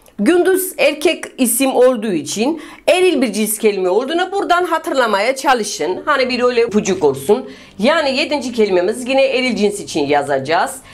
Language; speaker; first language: Turkish; non-native, fluent; Russian